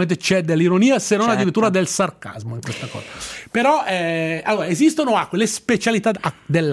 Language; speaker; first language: Italian; native; Italian